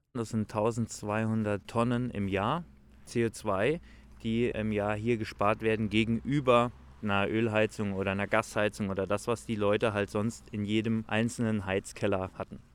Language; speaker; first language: German; native; German